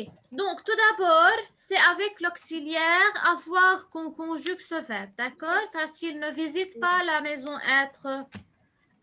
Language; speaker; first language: French; non-native, local second language; Arabic